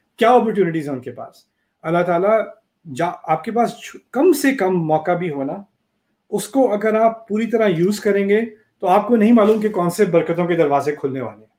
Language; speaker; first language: Urdu; early bilingual, heritage; Urdu